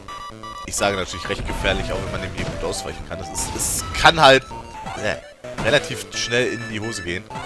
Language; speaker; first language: German; native; German